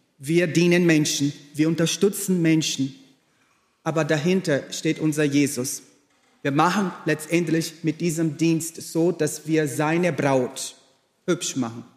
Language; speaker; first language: German; non-native, fluent; Portuguese